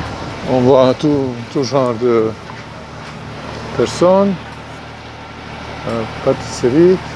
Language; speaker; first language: French; non-native, fluent; Hungarian